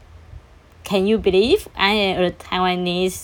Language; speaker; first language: English; non-native, learner; Chinese